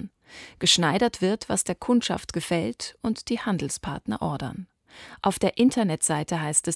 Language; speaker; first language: German; native; German